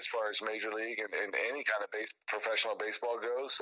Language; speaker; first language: English; native; English